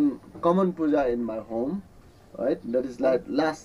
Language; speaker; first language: English; non-native, learner; Newari